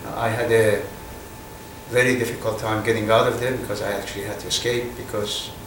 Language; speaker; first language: English; non-native, fluent; Persian